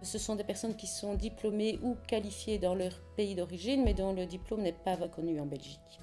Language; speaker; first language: French; native; French